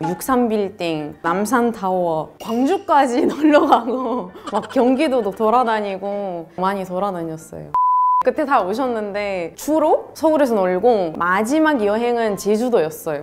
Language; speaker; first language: Korean; non-native, fluent; Arabic